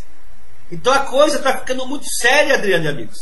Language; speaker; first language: Portuguese; native; Portuguese